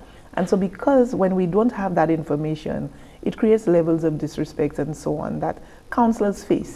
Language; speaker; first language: English; native; English